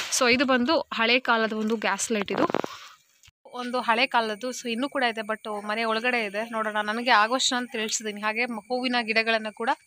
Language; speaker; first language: Kannada; non-native, local second language; Tulu